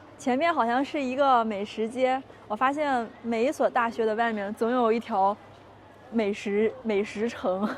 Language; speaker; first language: Chinese; native; Chinese